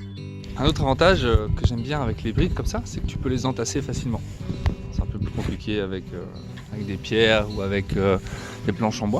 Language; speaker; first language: French; native; French